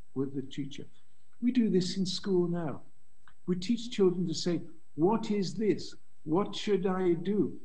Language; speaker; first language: English; native; English